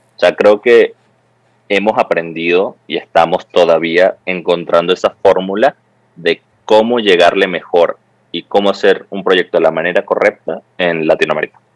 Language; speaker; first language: Spanish; native; Spanish